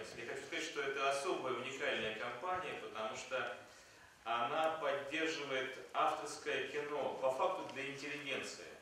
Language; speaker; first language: Russian; native; Russian